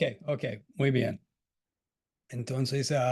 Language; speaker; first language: Spanish; non-native, fluent; English